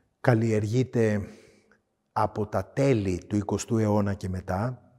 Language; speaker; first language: Greek; native; Greek